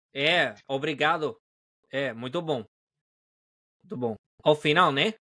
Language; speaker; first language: Portuguese; non-native, learner; Spanish